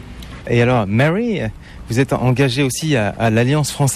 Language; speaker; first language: French; native; French